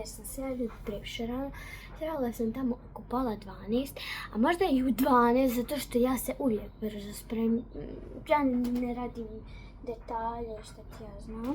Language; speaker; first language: Bosnian; early bilingual, heritage; Bosnian